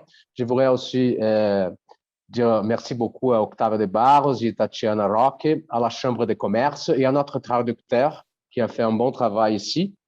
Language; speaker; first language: French; non-native, fluent; Portuguese